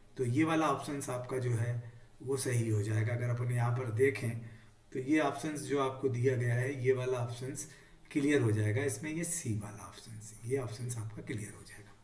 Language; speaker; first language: Hindi; native; Hindi